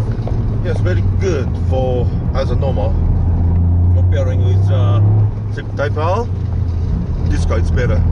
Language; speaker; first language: English; non-native, learner; Japanese